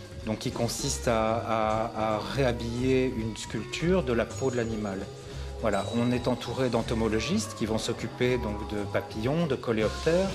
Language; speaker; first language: French; native; French